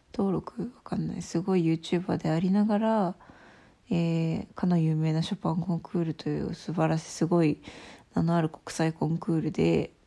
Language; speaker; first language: Japanese; native; Japanese